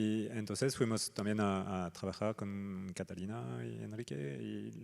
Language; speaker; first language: Spanish; non-native, fluent; French